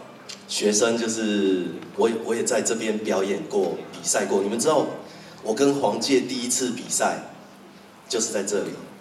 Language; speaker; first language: Chinese; native; Chinese